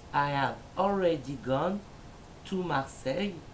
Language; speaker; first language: English; non-native, learner; French